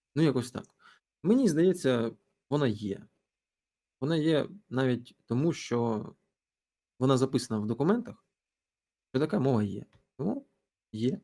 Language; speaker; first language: Ukrainian; non-native, local second language; Russian